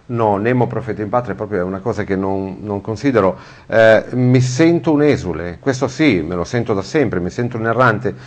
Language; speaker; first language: Italian; native; Italian